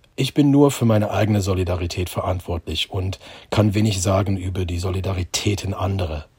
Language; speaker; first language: German; non-native, fluent; English